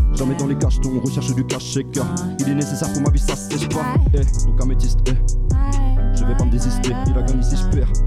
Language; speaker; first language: French; native; French